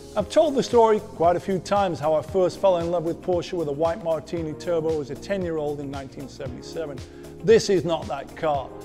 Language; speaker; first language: English; native; English